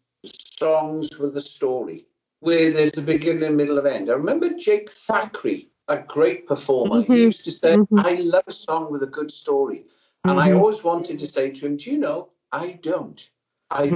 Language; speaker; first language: English; native; English